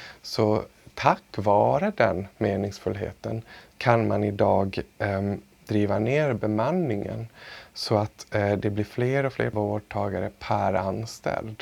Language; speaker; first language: Swedish; native; Swedish